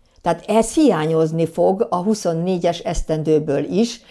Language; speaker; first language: Hungarian; native; Hungarian